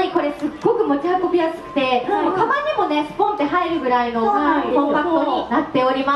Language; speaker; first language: Japanese; native; Japanese